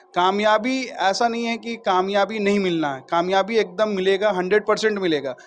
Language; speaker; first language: Hindi; native; Hindi